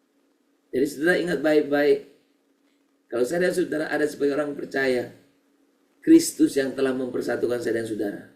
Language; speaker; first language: Indonesian; native; Indonesian